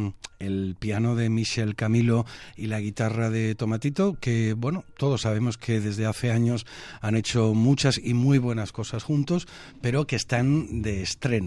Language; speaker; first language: Spanish; native; Spanish